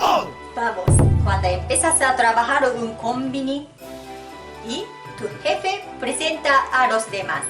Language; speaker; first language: Spanish; non-native, fluent; Japanese